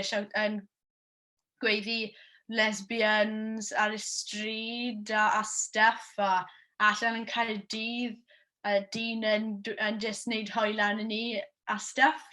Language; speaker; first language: Welsh; non-native, local second language; English